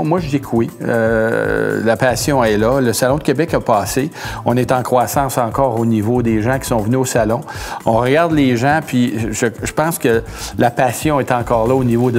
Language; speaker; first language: French; native; French